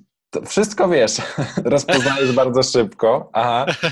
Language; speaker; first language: Polish; native; Polish